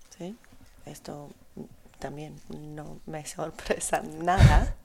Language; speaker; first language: Spanish; non-native, learner; Polish